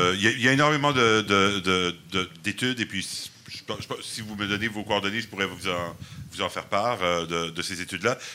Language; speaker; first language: French; non-native, local second language; English